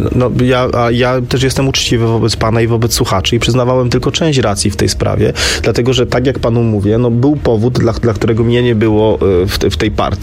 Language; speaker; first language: Polish; native; Polish